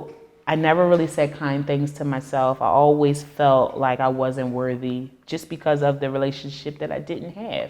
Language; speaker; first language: English; native; English